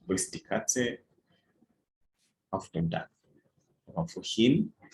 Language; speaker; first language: German; non-native, fluent; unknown